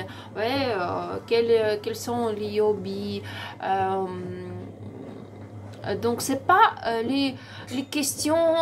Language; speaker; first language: French; non-native, learner; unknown